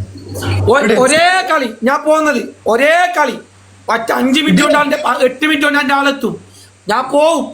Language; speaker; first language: Malayalam; native; Malayalam